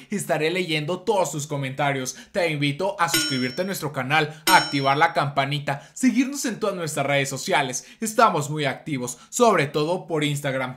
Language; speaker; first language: Spanish; native; Spanish